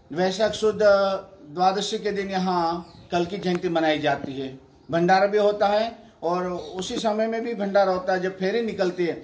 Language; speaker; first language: Hindi; non-native, local second language; Gujarati